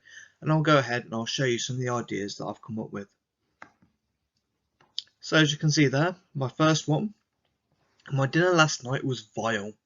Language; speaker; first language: English; native; English